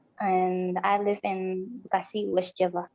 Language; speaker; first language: English; non-native, learner; Indonesian